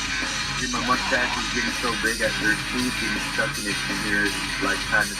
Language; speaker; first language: English; native; English